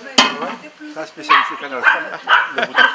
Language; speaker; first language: French; native; French